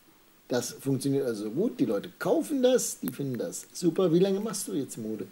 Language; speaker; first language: German; native; German